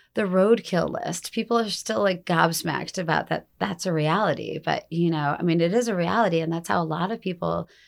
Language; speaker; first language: English; native; English